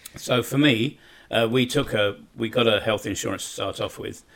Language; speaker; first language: English; native; English